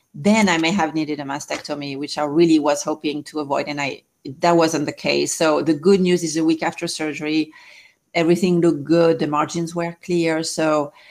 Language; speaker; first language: English; non-native, fluent; French